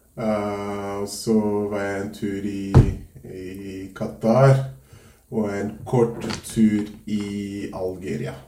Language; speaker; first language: Norwegian; non-native, fluent; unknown